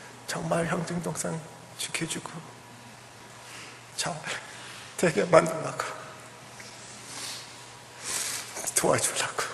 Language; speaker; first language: Korean; early bilingual, heritage; English